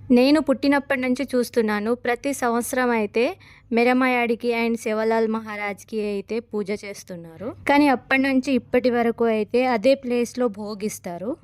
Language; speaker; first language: Telugu; non-native, local second language; Lambadi